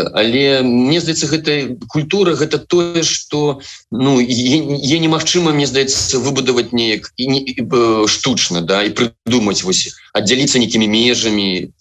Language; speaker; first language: Belarusian; non-native, local second language; Russian